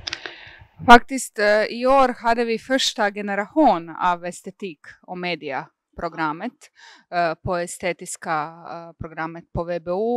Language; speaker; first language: Swedish; non-native, fluent; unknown